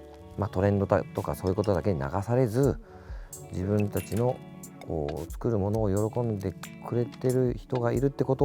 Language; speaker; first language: Japanese; native; Japanese